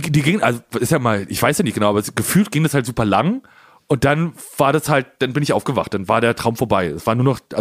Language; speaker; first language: German; native; German